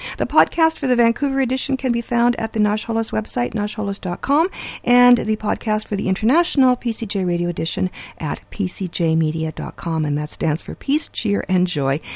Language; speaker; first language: English; early bilingual, other home language; Ukrainian